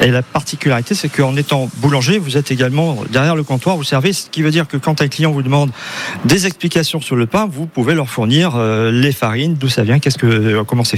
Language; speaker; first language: French; native; French